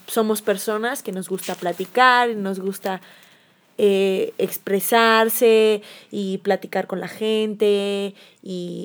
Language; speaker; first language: Spanish; native; Spanish